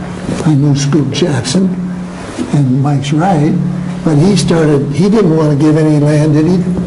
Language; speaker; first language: English; native; English